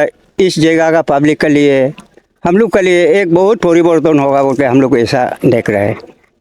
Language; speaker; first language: Hindi; non-native, local second language; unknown